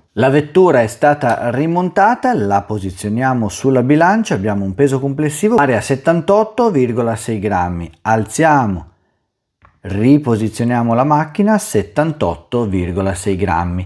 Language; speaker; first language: Italian; native; Italian